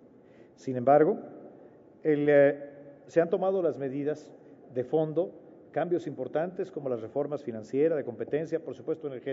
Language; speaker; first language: Spanish; native; Spanish